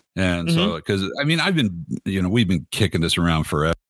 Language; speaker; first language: English; native; English